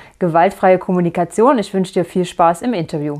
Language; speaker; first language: German; native; German